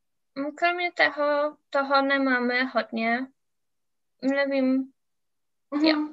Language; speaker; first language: Czech; non-native, learner; English